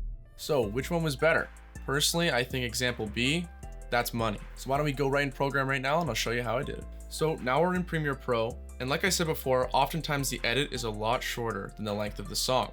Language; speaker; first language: English; native; English